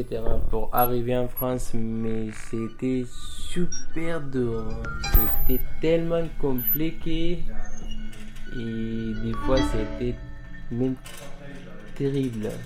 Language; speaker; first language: French; non-native, learner; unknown